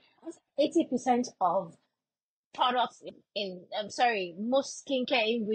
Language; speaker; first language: English; non-native, local second language; Yoruba